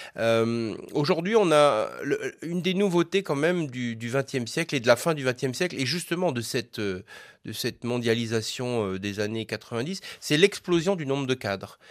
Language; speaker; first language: French; native; French